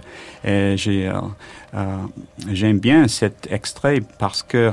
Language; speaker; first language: French; non-native, learner; English